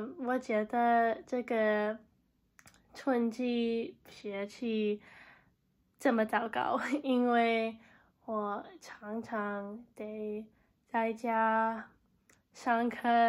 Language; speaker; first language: Chinese; non-native, learner; English